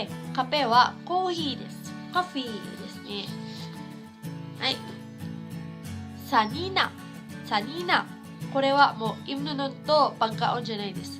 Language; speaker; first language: Japanese; non-native, fluent; Cebuano